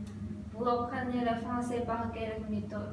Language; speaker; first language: French; non-native, learner; Chinese